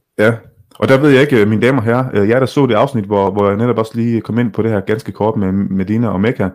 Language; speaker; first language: Danish; early bilingual, other home language; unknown